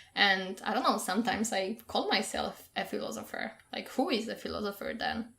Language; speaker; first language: English; non-native, fluent; Polish